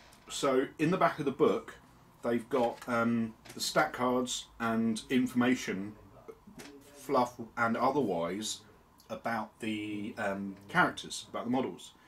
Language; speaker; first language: English; native; English